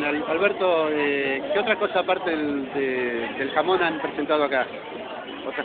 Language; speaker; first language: Spanish; native; Spanish